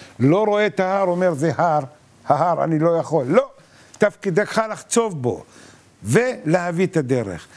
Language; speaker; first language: Hebrew; non-native, local second language; Arabic